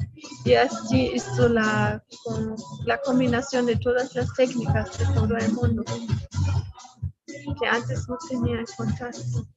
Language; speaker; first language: Spanish; non-native, fluent; German